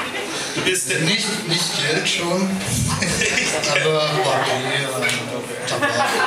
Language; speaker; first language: German; non-native, learner; French